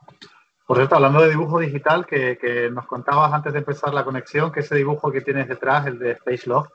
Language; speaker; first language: Spanish; native; Spanish